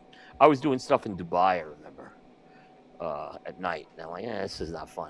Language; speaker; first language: English; native; English